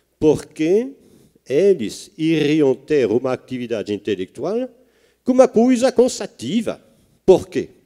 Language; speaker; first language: Portuguese; non-native, fluent; French